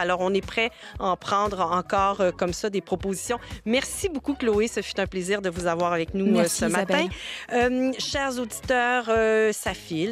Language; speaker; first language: French; native; French